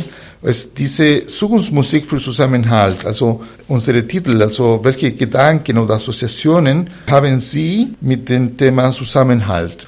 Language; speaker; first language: German; non-native, fluent; Spanish